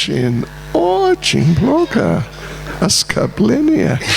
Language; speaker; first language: Russian; non-native, learner; English